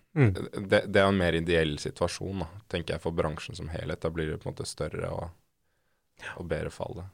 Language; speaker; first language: Norwegian; native; Norwegian